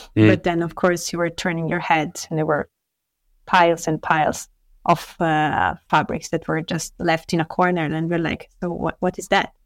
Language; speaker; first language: English; non-native, fluent; Italian